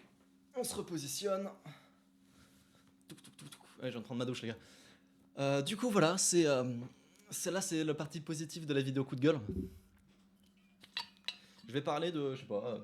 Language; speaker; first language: French; native; French